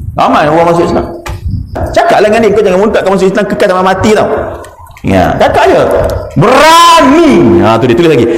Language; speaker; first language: Malay; native; Malay